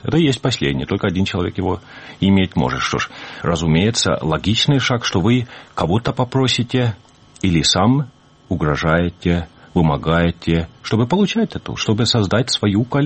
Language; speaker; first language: Russian; native; Russian